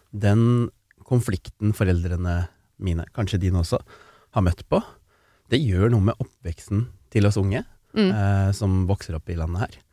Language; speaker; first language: Norwegian; early bilingual, other home language; Tamil